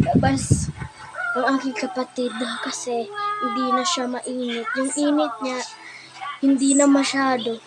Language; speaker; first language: Filipino; non-native, local second language; Waray